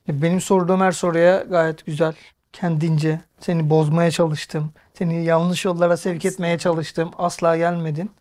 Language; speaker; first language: Turkish; native; Turkish